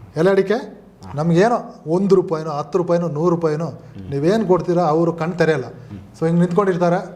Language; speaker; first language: Kannada; non-native, local second language; Malayalam